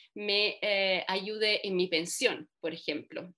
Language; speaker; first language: Spanish; non-native, fluent; Italian